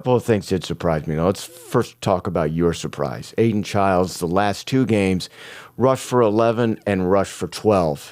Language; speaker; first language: English; native; English